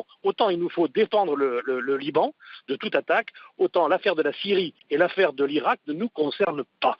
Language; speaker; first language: French; native; French